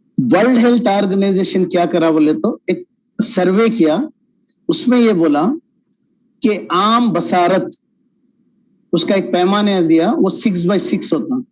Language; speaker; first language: Urdu; native; Urdu